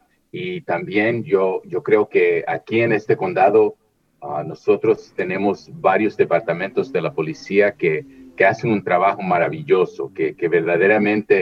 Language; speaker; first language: Spanish; early bilingual, heritage; Spanish